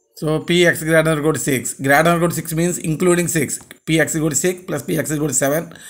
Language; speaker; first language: English; non-native, local second language; Telugu